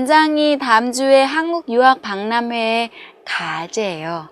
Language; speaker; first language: Korean; non-native, fluent; Vietnamese